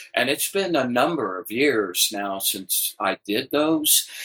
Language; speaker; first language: English; native; English